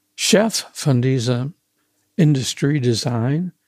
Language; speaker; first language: German; non-native, fluent; English